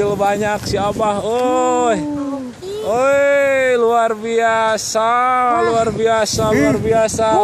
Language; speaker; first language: Indonesian; non-native, local second language; Sundanese